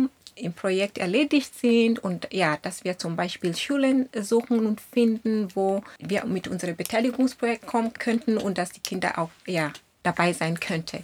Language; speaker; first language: German; non-native, fluent; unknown